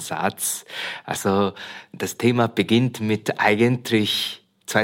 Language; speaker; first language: German; non-native, fluent; Chinese